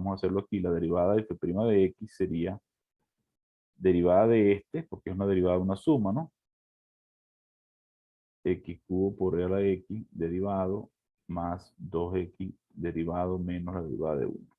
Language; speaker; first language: Spanish; native; Spanish